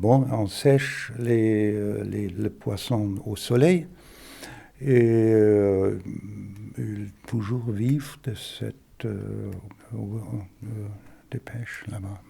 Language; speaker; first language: French; non-native, fluent; German